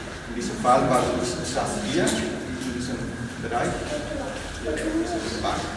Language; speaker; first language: German; non-native, fluent; Spanish